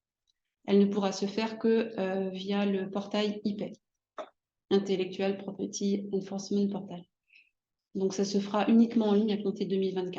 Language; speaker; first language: French; native; French